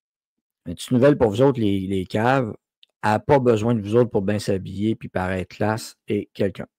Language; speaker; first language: French; native; French